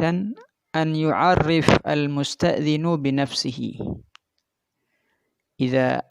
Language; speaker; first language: Arabic; non-native, fluent; Indonesian